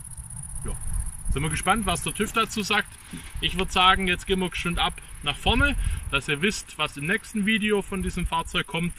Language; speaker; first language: German; native; German